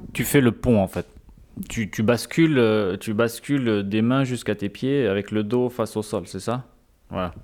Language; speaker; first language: French; native; French